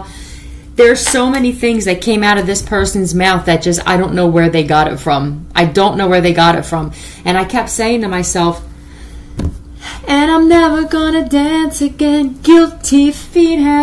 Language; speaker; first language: English; native; English